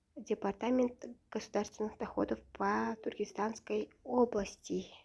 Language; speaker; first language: Russian; non-native, local second language; Kazakh